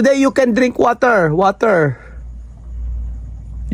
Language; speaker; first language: English; non-native, learner; Filipino